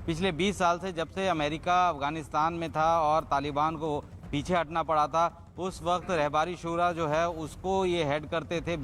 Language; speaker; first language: Hindi; native; Hindi